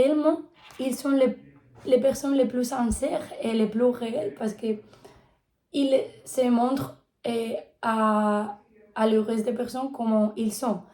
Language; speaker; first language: French; non-native, learner; Spanish